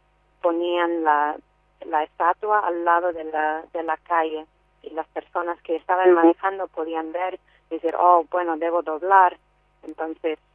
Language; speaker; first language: Spanish; non-native, fluent; English